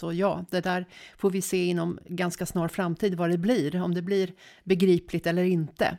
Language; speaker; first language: Swedish; native; Swedish